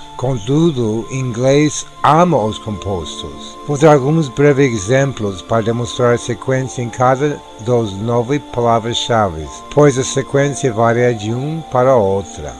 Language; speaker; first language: Portuguese; non-native, fluent; English